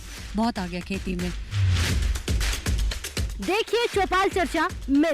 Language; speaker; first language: Hindi; native; Hindi